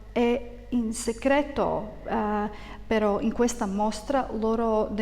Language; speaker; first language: Italian; non-native, learner; Latvian